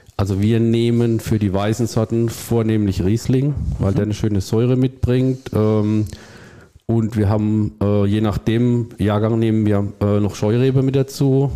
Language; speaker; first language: German; native; German